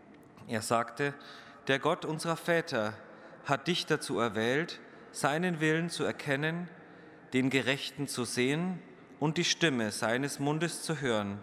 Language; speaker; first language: German; native; German